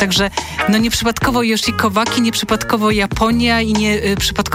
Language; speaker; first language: Polish; native; Polish